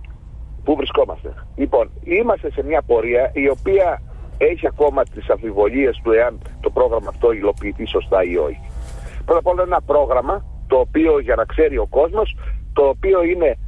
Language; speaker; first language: Greek; native; Greek